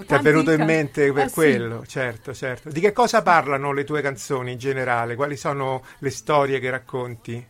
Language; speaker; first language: Italian; native; Italian